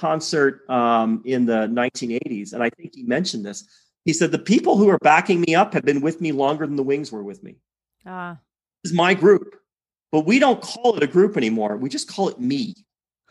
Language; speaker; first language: English; native; English